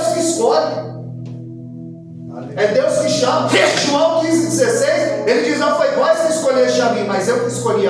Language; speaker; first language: Portuguese; native; Portuguese